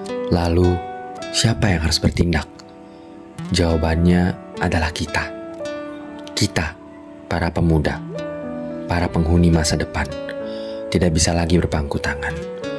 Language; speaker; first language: Indonesian; native; Indonesian